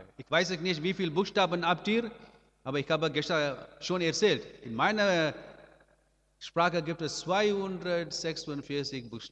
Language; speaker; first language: German; non-native, learner; Amharic